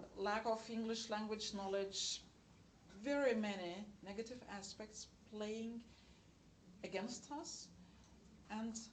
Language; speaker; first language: English; non-native, fluent; Lithuanian